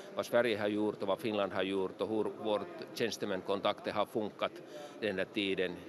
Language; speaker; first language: Swedish; non-native, local second language; Finnish